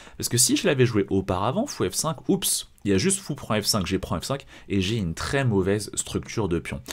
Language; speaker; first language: French; native; French